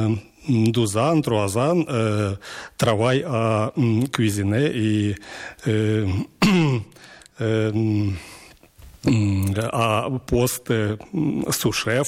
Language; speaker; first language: French; non-native, fluent; Ukrainian